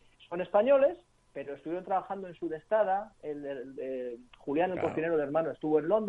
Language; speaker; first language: Spanish; native; Spanish